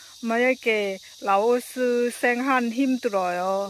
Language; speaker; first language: Korean; non-native, learner; Lao